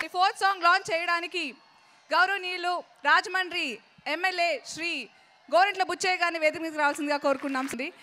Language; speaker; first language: Telugu; native; Telugu